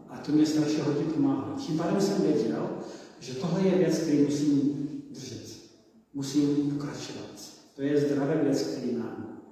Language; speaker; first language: Czech; non-native, learner; English